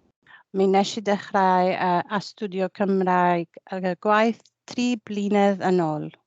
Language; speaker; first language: Welsh; non-native, learner; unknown